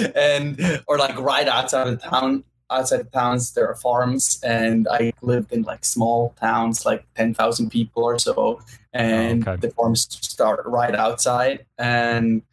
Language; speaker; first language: English; non-native, fluent; German